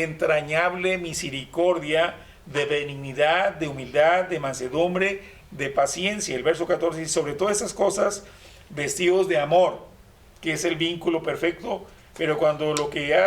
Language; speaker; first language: Spanish; native; Spanish